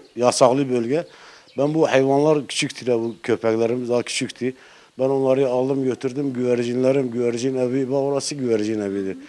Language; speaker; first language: Turkish; native; Turkish